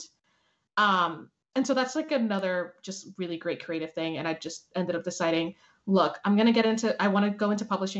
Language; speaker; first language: English; early bilingual, other home language; Spanish